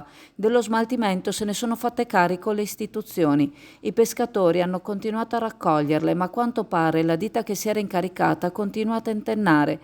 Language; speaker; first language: Italian; native; Italian